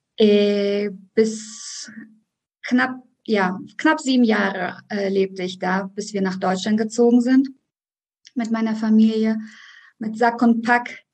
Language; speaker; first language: German; early bilingual, other home language; Russian